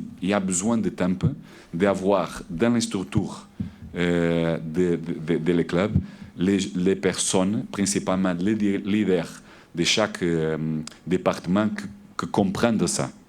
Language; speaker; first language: French; non-native, learner; Portuguese